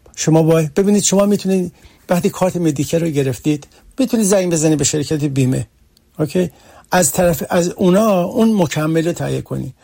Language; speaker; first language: Persian; early bilingual, heritage; Persian